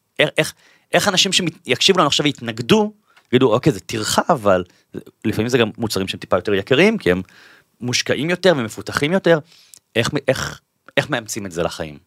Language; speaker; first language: Hebrew; native; Hebrew